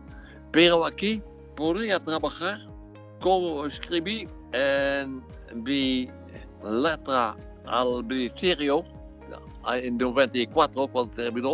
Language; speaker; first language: Spanish; non-native, fluent; Dutch